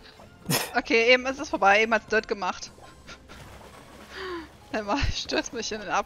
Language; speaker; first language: German; native; German